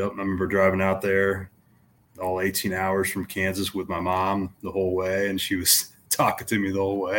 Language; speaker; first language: English; native; English